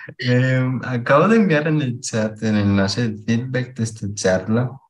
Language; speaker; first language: Spanish; non-native, fluent; Portuguese